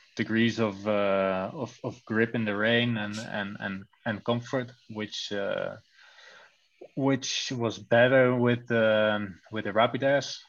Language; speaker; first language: English; non-native, fluent; Dutch